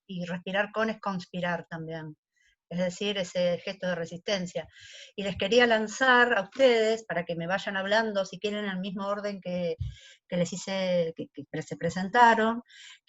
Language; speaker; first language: Spanish; native; Spanish